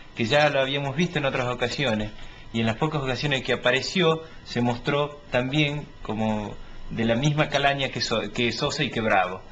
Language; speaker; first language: Spanish; native; Spanish